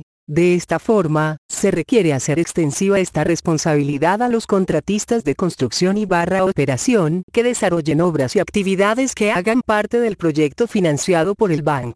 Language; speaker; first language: Spanish; native; Spanish